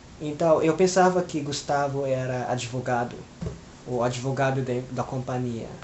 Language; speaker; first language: Portuguese; non-native, fluent; Filipino